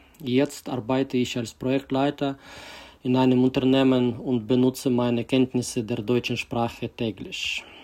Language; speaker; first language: German; non-native, fluent; Ukrainian